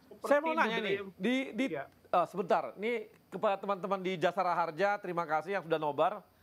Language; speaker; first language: Indonesian; native; Indonesian